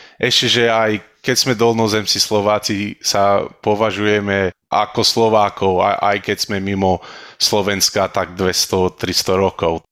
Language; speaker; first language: Slovak; early bilingual, heritage; Slovak